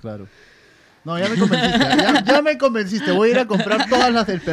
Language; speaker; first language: Spanish; non-native, fluent; Portuguese